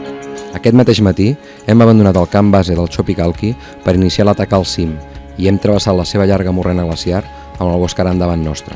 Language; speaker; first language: Catalan; native; Catalan